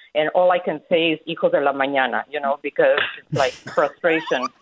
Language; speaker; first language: English; native; English